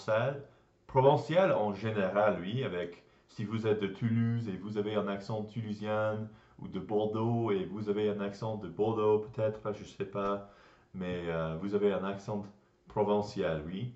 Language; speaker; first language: French; non-native, learner; English